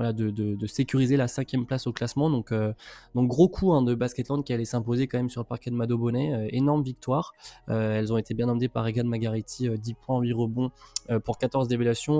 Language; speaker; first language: French; native; French